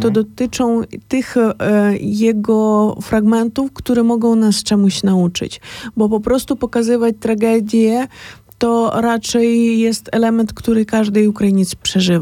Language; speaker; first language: Polish; non-native, fluent; Ukrainian